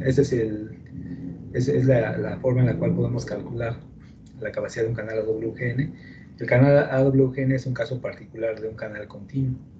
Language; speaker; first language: Spanish; native; Spanish